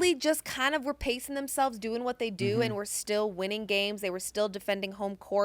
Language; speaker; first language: English; native; English